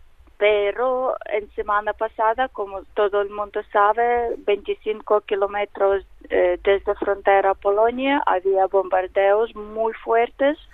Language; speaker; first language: Spanish; non-native, learner; Ukrainian